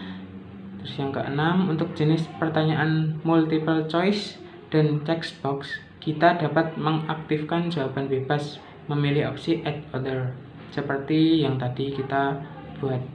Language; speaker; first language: Indonesian; native; Indonesian